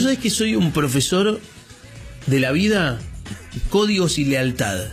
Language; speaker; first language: Spanish; native; Spanish